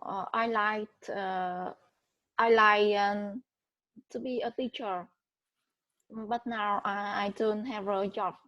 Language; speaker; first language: English; non-native, learner; Vietnamese